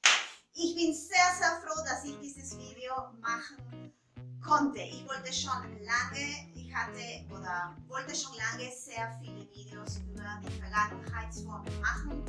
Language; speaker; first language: German; non-native, fluent; Spanish